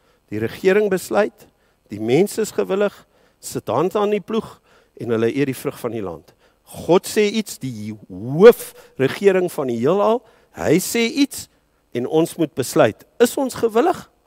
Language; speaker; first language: Afrikaans; early bilingual, heritage; Afrikaans